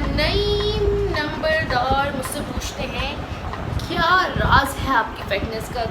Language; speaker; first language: Urdu; native; Urdu